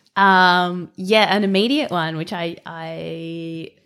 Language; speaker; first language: English; native; English